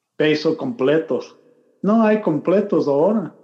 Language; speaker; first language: Spanish; non-native, learner; English